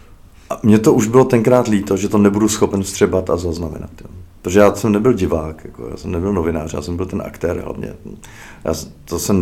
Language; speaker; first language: Czech; native; Czech